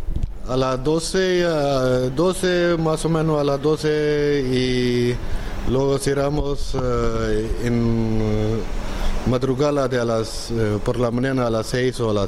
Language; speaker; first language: Spanish; non-native, learner; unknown